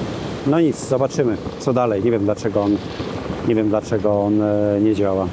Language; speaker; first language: Polish; native; Polish